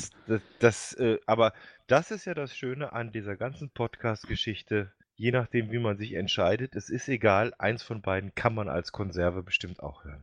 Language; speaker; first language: German; native; German